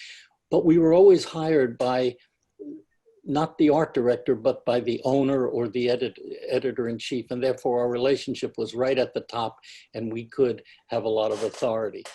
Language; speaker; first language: English; native; English